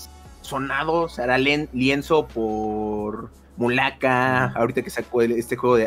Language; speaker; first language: Spanish; native; Spanish